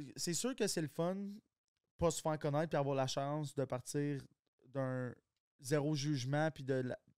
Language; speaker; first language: French; native; French